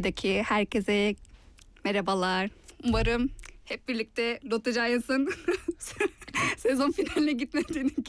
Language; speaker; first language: English; non-native, learner; Turkish